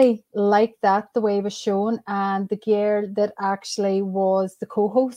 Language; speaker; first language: English; native; English